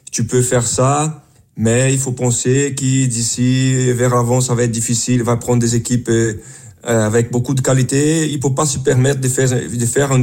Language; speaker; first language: French; non-native, fluent; Portuguese